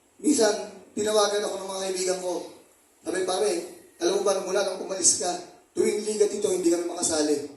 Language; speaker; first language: Filipino; native; Filipino